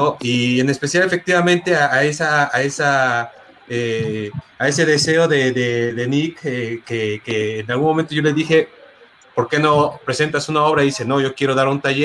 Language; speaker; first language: Spanish; native; Spanish